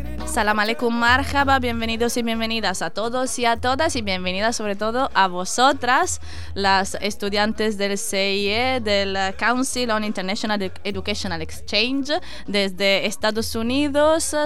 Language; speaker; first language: Spanish; native; Spanish